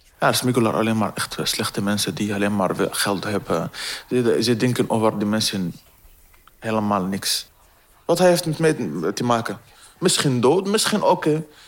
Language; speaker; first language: Dutch; non-native, learner; Arabic